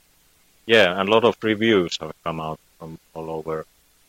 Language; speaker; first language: English; non-native, fluent; Finnish